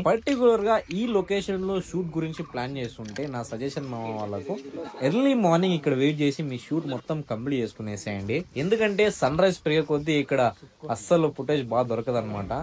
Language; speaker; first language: Telugu; native; Telugu